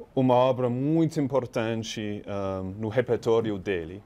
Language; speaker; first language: Portuguese; non-native, learner; English